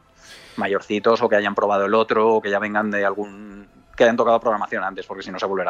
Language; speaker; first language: Spanish; native; Spanish